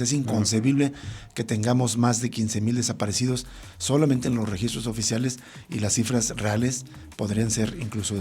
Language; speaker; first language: Spanish; native; Spanish